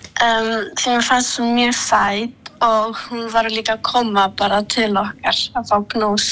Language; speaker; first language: Icelandic; early bilingual, other home language; Polish